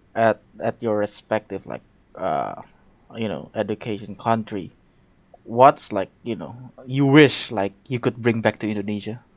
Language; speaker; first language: English; non-native, fluent; Indonesian